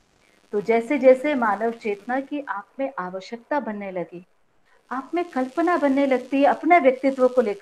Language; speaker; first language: Hindi; native; Hindi